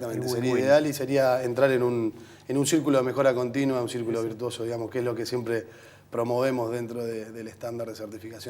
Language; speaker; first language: Spanish; native; Spanish